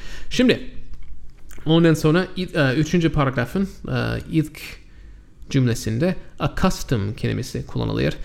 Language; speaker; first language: Turkish; non-native, fluent; English